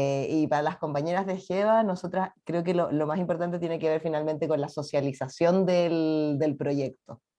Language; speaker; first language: Spanish; native; Spanish